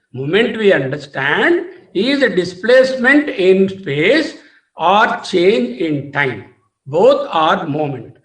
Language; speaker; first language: English; non-native, local second language; Telugu